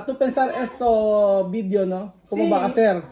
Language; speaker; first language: Spanish; non-native, learner; Filipino